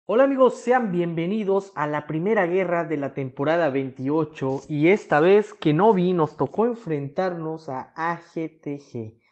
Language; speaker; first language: Spanish; native; Spanish